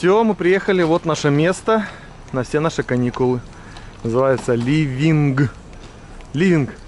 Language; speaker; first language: Russian; native; Russian